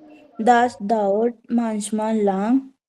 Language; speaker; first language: German; non-native, learner; Hindi